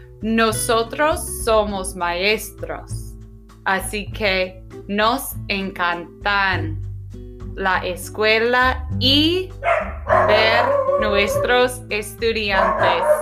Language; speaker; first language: Spanish; non-native, fluent; English